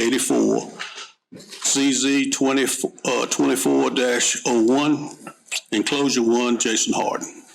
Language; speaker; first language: English; native; English